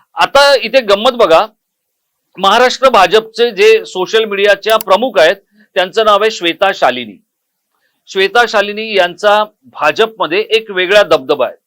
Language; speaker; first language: Marathi; native; Marathi